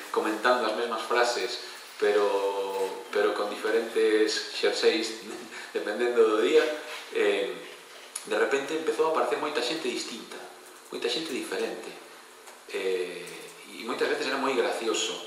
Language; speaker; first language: Galician; non-native, local second language; Spanish